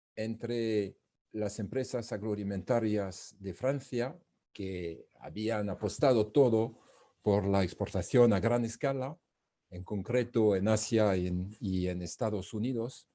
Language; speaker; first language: Spanish; non-native, fluent; French